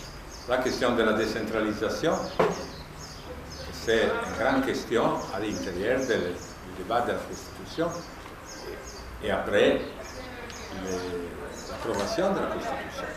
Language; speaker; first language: French; non-native, fluent; Italian